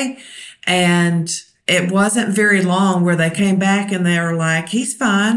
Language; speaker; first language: English; native; English